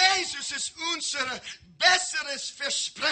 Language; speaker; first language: German; non-native, learner; English